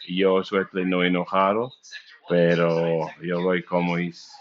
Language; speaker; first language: Spanish; non-native, learner; English